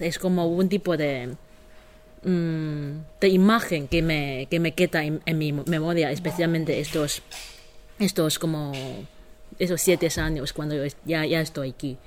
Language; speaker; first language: Spanish; non-native, fluent; Chinese